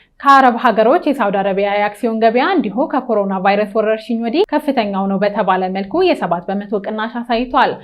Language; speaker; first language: Amharic; native; Amharic